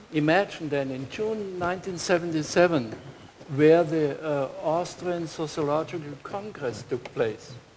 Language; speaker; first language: English; non-native, fluent; German